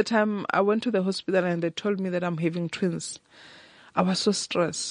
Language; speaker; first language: English; non-native, local second language; Northern Sotho